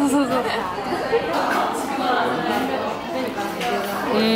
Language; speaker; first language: Japanese; non-native, learner; Danish